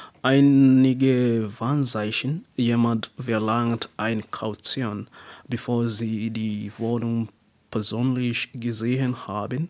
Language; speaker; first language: German; non-native, learner; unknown